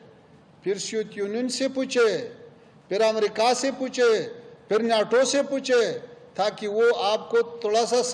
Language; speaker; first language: Hindi; non-native, fluent; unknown